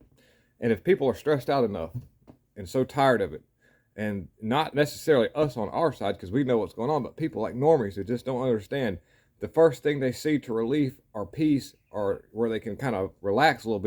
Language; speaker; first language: English; native; English